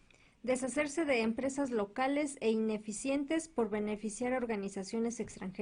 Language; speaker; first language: Spanish; native; Spanish